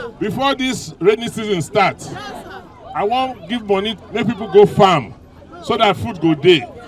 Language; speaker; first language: Nigerian Pidgin; non-native, local second language; Bini